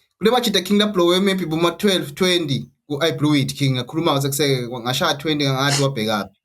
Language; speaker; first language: Zulu; non-native, local second language; Swati